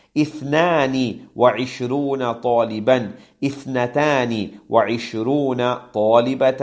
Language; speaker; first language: Arabic; non-native, fluent; English